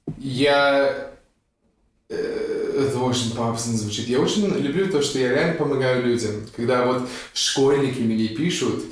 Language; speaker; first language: Russian; non-native, fluent; English